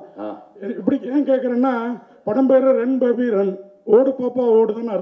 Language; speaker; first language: Tamil; native; Tamil